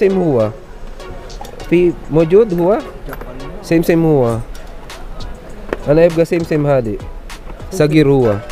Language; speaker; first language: Arabic; non-native, learner; Filipino